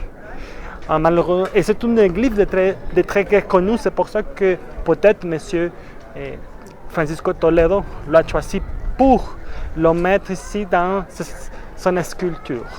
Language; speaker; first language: French; non-native, fluent; Spanish